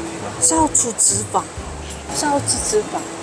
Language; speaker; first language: Chinese; non-native, fluent; Korean